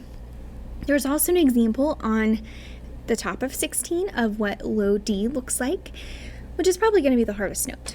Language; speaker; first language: English; native; English